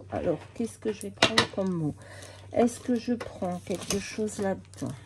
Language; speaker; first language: French; native; French